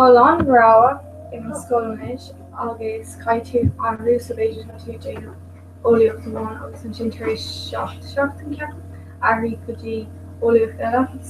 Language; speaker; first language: Irish; non-native, local second language; English